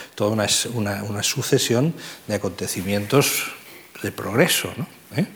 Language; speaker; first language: Spanish; non-native, local second language; Catalan